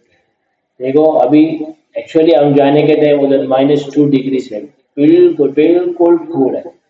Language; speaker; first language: Hindi; non-native, learner; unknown